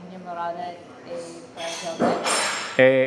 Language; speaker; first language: Portuguese; non-native, learner; English